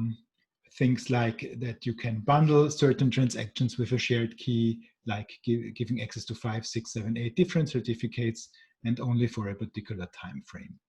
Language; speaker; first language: English; non-native, fluent; German